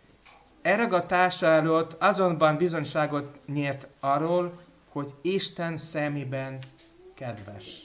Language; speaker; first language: Hungarian; non-native, fluent; English